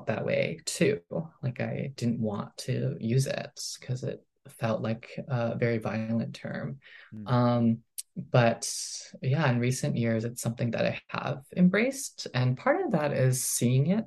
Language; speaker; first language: English; early bilingual, other home language; Min Nan Chinese